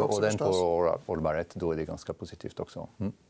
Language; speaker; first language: Swedish; non-native, fluent; French